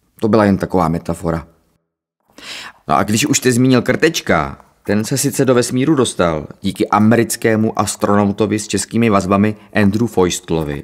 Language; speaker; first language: Czech; native; Czech